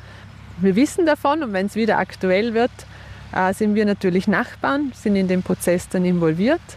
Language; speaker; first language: German; native; German